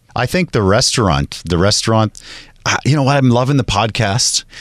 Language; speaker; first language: English; native; English